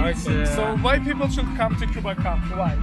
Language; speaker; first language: English; non-native, fluent; Turkish